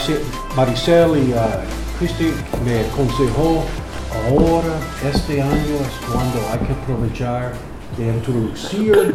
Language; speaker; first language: Spanish; non-native, learner; English